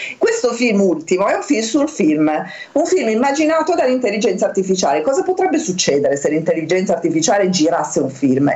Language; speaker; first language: Italian; native; Italian